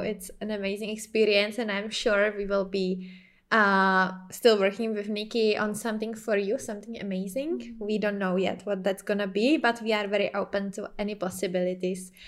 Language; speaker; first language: English; non-native, fluent; Czech